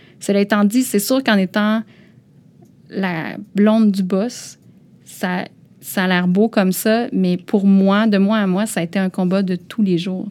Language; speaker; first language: French; early bilingual, other home language; Lao